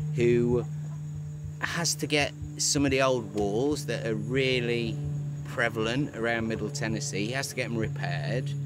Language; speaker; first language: English; native; English